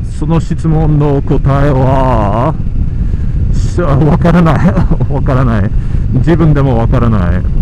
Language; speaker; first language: Japanese; non-native, learner; English